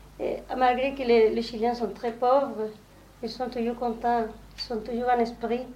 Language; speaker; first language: French; non-native, learner; Spanish